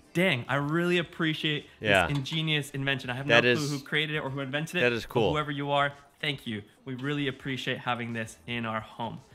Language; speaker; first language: English; native; English